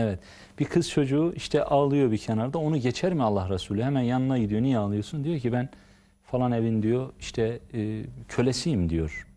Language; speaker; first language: Turkish; native; Turkish